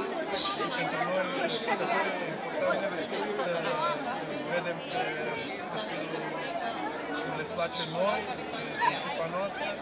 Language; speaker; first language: Romanian; non-native, learner; Portuguese